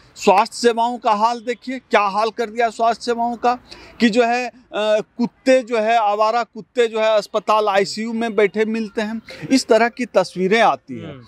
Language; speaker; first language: Hindi; native; Hindi